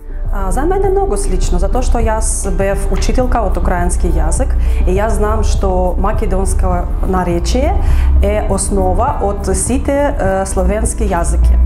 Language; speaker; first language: Macedonian; non-native, learner; Ukrainian